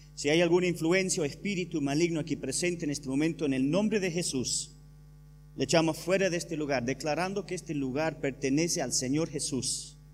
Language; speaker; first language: Spanish; non-native, fluent; English